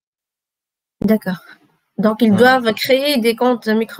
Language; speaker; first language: French; non-native, local second language; Arabic